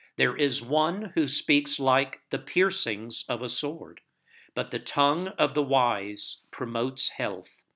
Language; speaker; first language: English; native; English